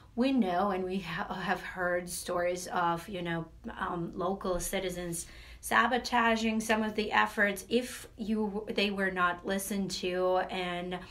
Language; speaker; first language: English; non-native, fluent; Latvian